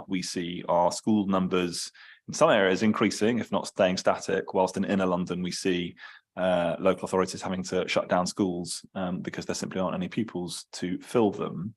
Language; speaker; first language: English; native; English